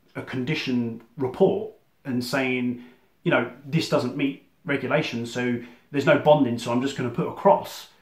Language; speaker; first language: English; native; English